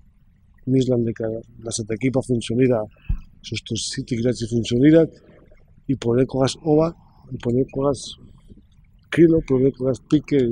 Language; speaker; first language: Macedonian; non-native, learner; Spanish